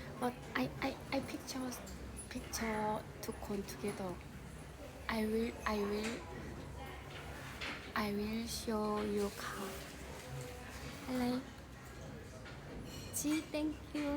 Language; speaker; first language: English; non-native, learner; Korean